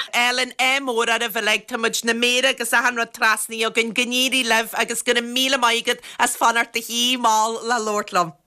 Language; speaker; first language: Irish; native; Irish